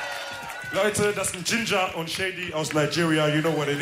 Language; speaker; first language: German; early bilingual, other home language; Wolof